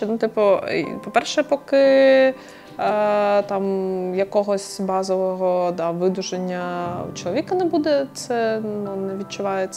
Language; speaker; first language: Ukrainian; native; Ukrainian